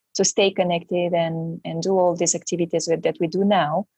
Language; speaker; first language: English; non-native, fluent; Romanian